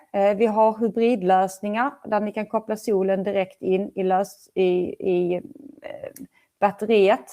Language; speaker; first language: Swedish; native; Swedish